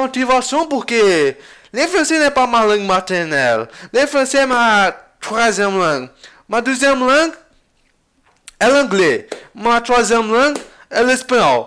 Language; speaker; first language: French; non-native, learner; Portuguese